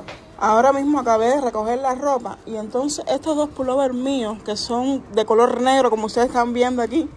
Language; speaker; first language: Spanish; native; Spanish